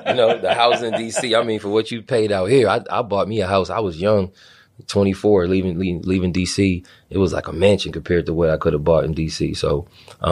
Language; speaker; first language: English; native; English